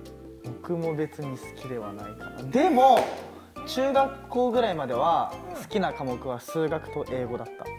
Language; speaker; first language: Japanese; native; Japanese